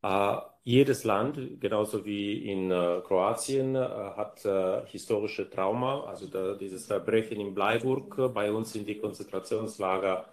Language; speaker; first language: German; non-native, fluent; Bulgarian